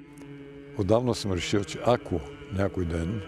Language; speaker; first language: Bulgarian; early bilingual, heritage; Bulgarian